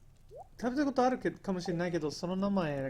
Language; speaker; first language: Japanese; non-native, fluent; English